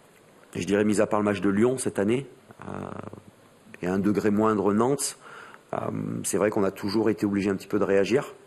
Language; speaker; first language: French; native; French